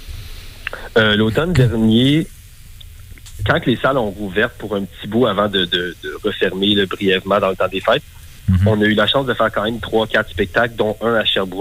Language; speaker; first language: French; native; French